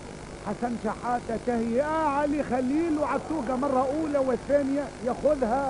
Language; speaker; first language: Arabic; native; Arabic